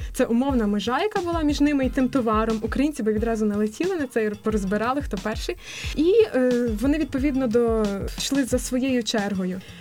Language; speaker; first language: Ukrainian; native; Ukrainian